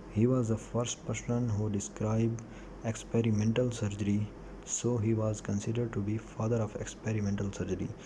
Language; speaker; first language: English; non-native, local second language; Urdu